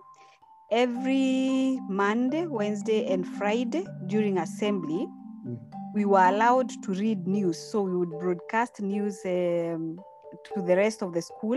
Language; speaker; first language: English; non-native, local second language; Meru